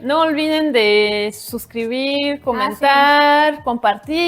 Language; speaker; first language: Spanish; non-native, fluent; French